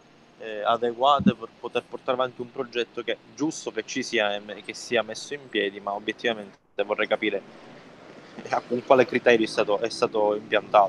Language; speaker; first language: Italian; native; Italian